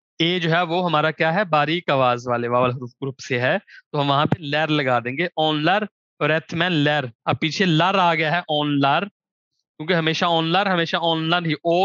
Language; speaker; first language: Urdu; non-native, local second language; Punjabi